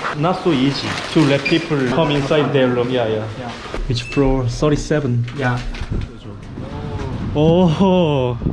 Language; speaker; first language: English; non-native, learner; Korean